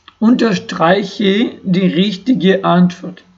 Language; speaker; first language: German; non-native, fluent; Ukrainian